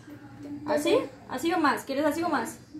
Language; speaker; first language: Spanish; native; Spanish